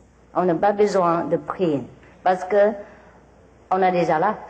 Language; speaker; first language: French; non-native, learner; Vietnamese